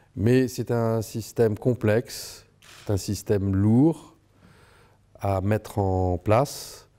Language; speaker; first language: French; native; French